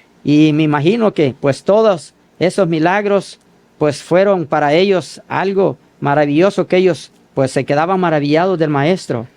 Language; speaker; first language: Spanish; native; Spanish